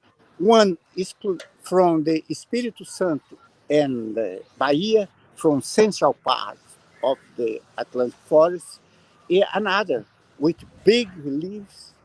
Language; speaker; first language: English; non-native, learner; Portuguese